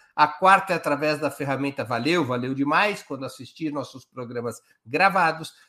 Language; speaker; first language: Portuguese; native; Portuguese